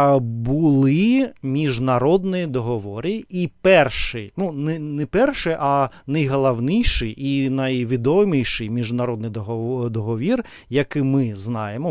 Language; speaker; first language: Ukrainian; non-native, learner; Russian